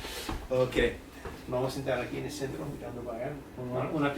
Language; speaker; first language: Spanish; early bilingual, heritage; English